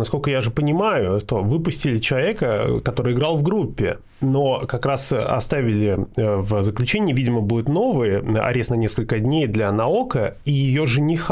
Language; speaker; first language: Russian; native; Russian